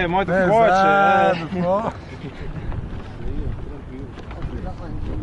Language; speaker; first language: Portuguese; non-native, learner; English